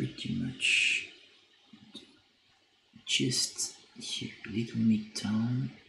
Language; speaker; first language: English; non-native, fluent; French